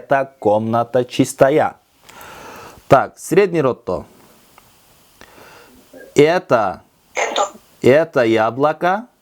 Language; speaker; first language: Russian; non-native, local second language; Kyrgyz